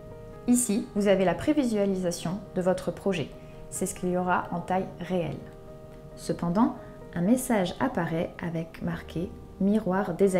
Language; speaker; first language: French; native; French